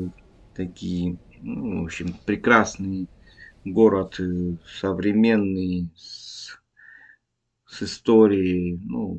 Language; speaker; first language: Russian; native; Russian